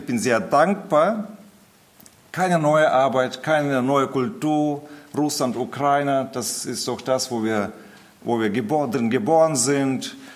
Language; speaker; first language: German; early bilingual, heritage; German